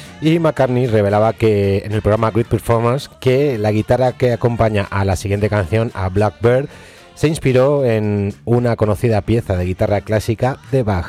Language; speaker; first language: Spanish; native; Spanish